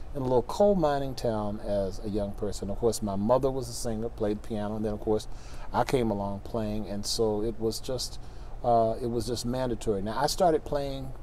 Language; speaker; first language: English; native; English